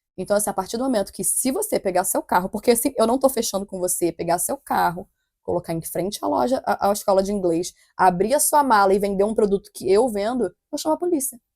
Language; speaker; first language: Portuguese; native; Portuguese